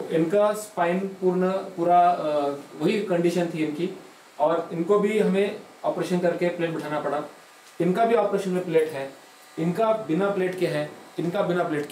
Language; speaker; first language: Hindi; non-native, local second language; Marathi